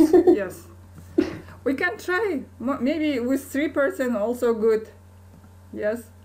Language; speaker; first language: English; non-native, learner; Kazakh